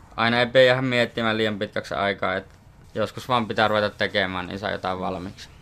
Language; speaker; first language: Finnish; native; Finnish